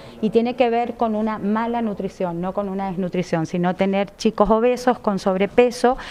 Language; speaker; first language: Spanish; native; Spanish